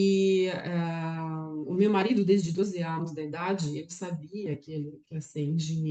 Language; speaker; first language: Portuguese; non-native, fluent; Russian